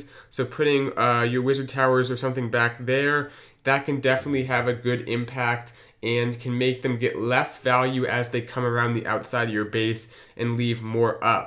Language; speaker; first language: English; native; English